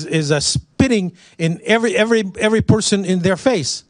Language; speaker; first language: English; non-native, fluent; Arabic